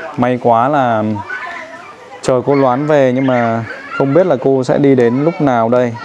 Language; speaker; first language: Vietnamese; native; Vietnamese